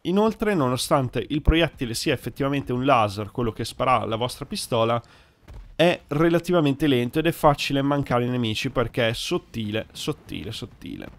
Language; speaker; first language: Italian; native; Italian